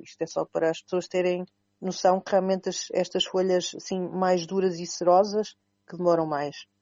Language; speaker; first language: Portuguese; native; Portuguese